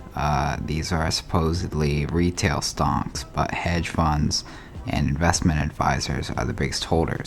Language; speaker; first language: English; native; English